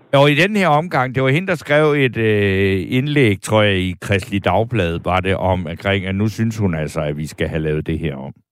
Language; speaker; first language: Danish; native; Danish